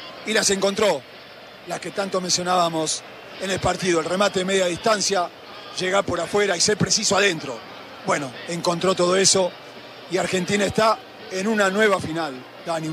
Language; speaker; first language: Spanish; native; Spanish